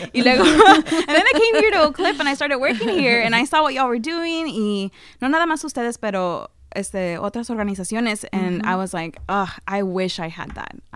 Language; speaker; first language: English; early bilingual, other home language; Spanish